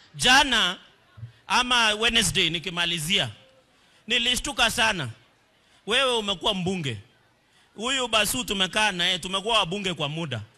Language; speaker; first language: Swahili; non-native, local second language; Kalenjin